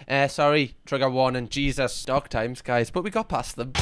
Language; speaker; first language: English; native; English